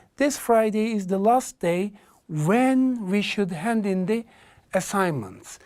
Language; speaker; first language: English; non-native, fluent; Turkish